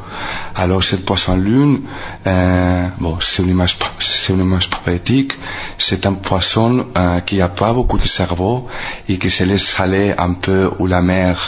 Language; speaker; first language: French; non-native, fluent; Spanish